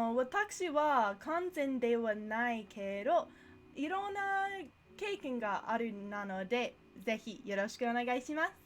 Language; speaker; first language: Japanese; non-native, learner; English